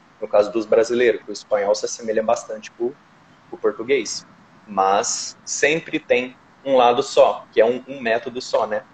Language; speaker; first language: Portuguese; native; Portuguese